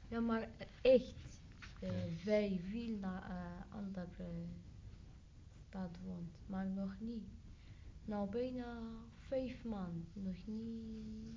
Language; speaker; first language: Dutch; non-native, learner; Arabic